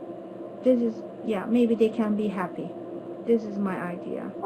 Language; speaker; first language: English; non-native, learner; Turkish